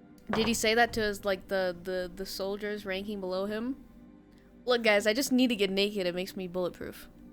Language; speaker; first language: English; native; English